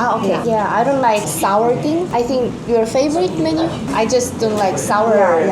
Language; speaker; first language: English; non-native, learner; Korean